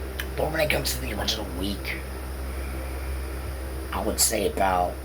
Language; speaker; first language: English; native; English